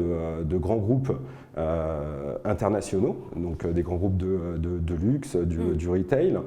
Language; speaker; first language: French; native; French